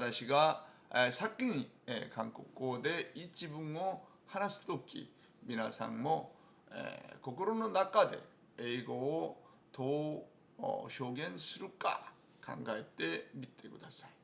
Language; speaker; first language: Japanese; non-native, fluent; Korean